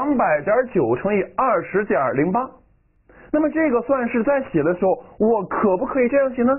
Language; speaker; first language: Chinese; native; Chinese